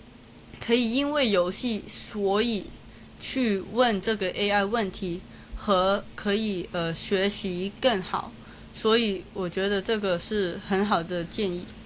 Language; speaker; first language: Chinese; non-native, local second language; Cantonese